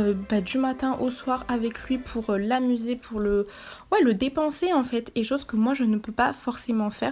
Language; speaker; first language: French; native; French